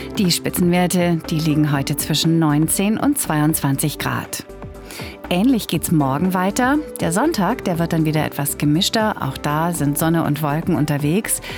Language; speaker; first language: German; native; German